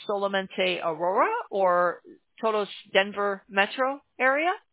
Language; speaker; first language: Spanish; non-native, learner; English